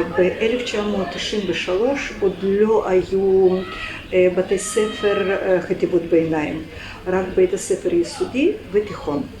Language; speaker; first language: Hebrew; non-native, fluent; Russian